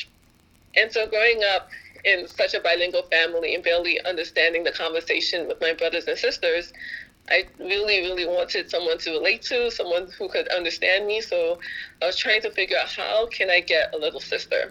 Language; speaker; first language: English; native; English